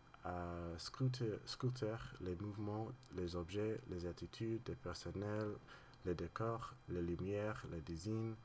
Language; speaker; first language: French; non-native, learner; English